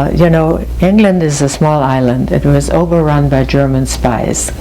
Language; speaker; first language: English; early bilingual, other home language; German